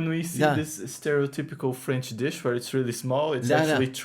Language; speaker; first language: English; non-native, fluent; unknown